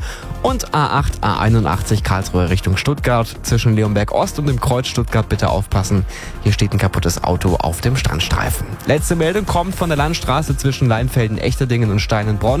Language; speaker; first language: German; native; German